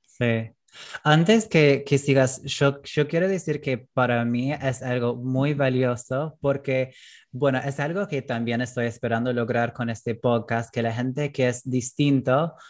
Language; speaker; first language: Spanish; non-native, fluent; English